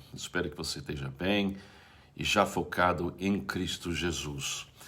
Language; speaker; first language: Portuguese; non-native, fluent; English